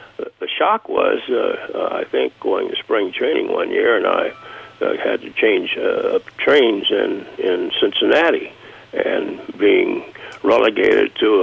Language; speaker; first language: English; native; English